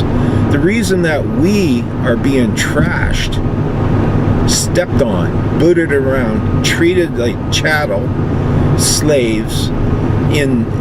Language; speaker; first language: English; native; English